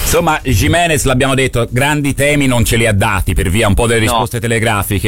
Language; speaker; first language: Italian; native; Italian